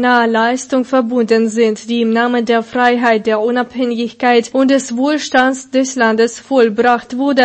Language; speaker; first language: German; non-native, fluent; Russian